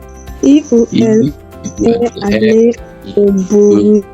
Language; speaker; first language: French; non-native, learner; English